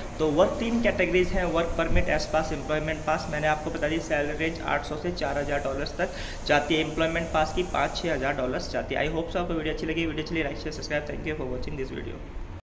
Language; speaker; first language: Hindi; native; Hindi